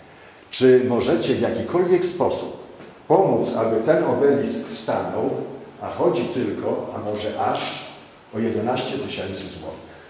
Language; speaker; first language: Polish; native; Polish